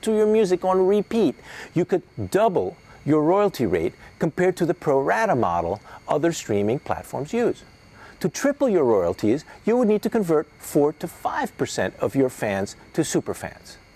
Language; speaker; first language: English; native; English